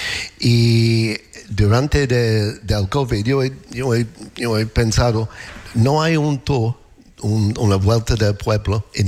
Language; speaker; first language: Spanish; non-native, learner; English